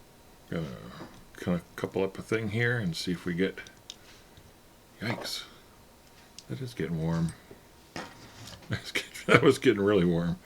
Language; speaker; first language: English; native; English